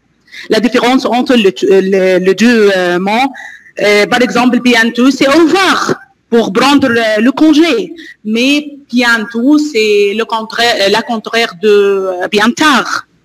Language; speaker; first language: French; non-native, fluent; Arabic